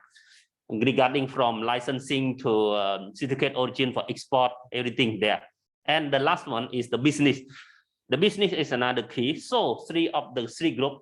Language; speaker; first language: English; non-native, learner; Khmer